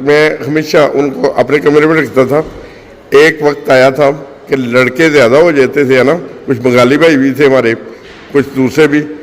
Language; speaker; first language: Urdu; non-native, local second language; Punjabi